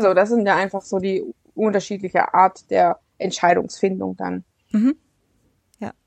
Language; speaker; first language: German; native; German